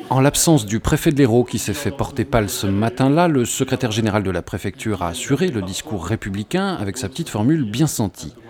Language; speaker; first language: French; native; French